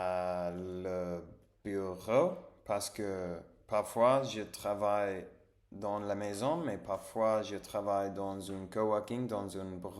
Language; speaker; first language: French; non-native, learner; English